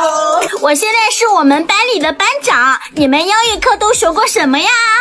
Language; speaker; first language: Chinese; native; Chinese